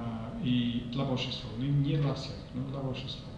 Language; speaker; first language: Russian; non-native, fluent; English